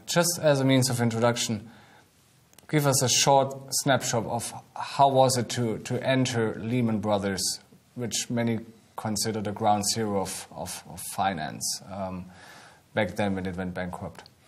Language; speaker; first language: English; non-native, fluent; German